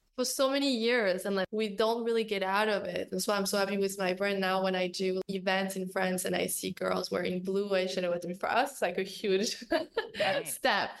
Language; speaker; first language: English; non-native, fluent; French